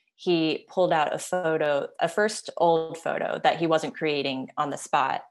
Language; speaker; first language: English; native; English